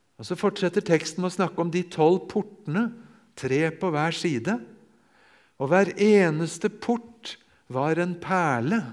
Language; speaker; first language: Norwegian; native; Norwegian